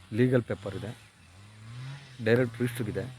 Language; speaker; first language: Kannada; native; Kannada